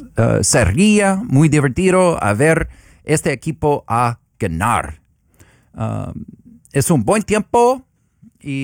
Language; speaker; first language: Spanish; non-native, learner; English